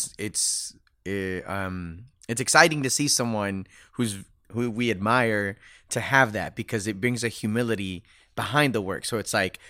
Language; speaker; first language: English; early bilingual, other home language; Spanish